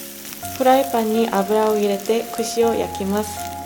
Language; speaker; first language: Japanese; non-native, fluent; Korean